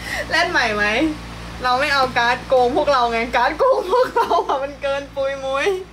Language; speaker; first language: Thai; native; Thai